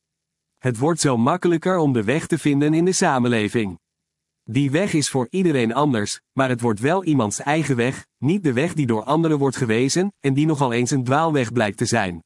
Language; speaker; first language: Dutch; native; Dutch